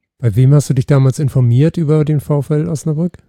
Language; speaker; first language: German; native; German